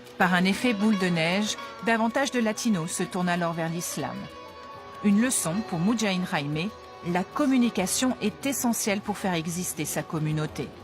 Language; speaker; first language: French; native; French